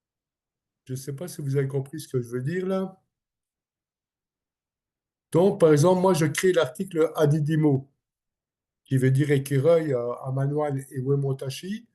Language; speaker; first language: French; non-native, local second language; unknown